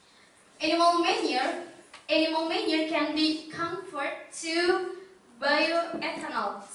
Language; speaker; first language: English; non-native, learner; Indonesian